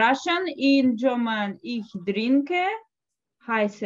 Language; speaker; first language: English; non-native, fluent; Russian